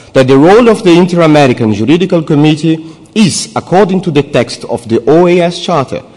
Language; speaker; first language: English; non-native, fluent; Portuguese